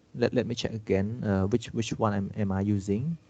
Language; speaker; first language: English; non-native, fluent; Khmer